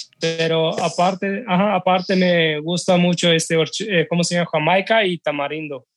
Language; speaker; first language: Spanish; non-native, learner; Urdu